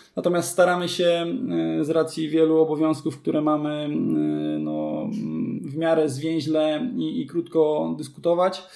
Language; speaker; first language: Polish; native; Polish